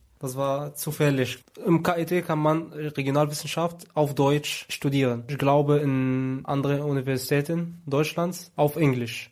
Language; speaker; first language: German; non-native, fluent; Arabic